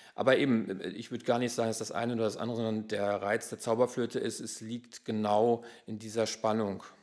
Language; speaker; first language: German; native; German